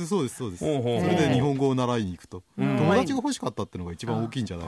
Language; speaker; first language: Japanese; native; Japanese